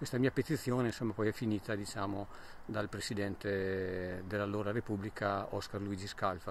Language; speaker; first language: Italian; native; Italian